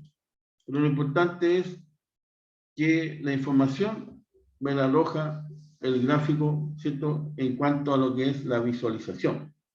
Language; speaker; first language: Spanish; native; Spanish